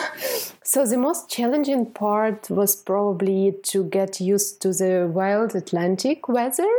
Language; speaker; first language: English; non-native, fluent; Ukrainian